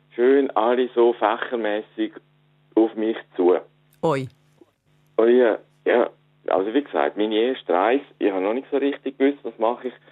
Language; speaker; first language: German; native; German